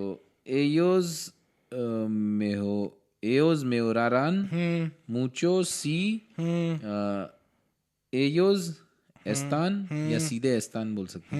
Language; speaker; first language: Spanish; non-native, learner; Hindi